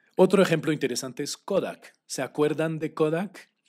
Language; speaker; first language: Spanish; non-native, fluent; English